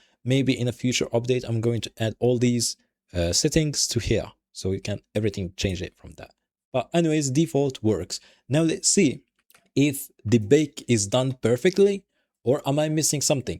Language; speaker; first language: English; non-native, fluent; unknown